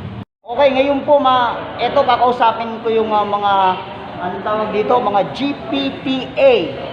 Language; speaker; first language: Filipino; native; Filipino